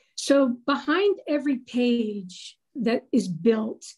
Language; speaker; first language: English; native; English